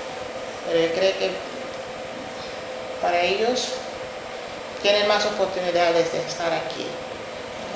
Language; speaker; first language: Spanish; non-native, fluent; Wolof